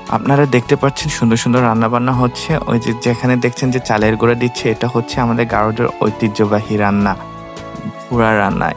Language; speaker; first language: Bangla; non-native, local second language; Garo